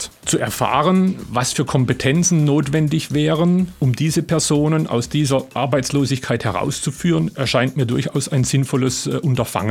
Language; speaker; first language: German; native; German